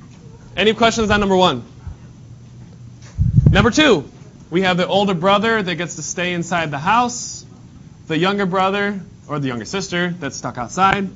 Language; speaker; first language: English; native; English